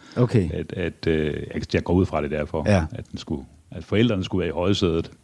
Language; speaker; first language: Danish; native; Danish